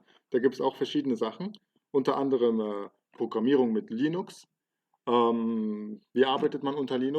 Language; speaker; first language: German; early bilingual, other home language; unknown